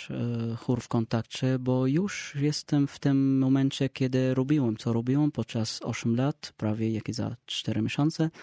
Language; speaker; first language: Polish; non-native, learner; Arabic